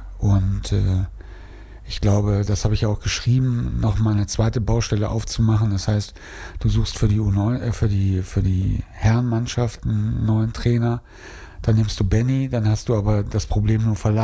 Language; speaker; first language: German; native; German